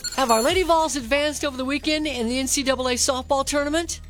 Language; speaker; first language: English; native; English